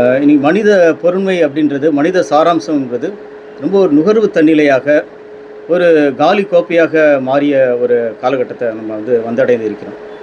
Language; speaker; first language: Tamil; native; Tamil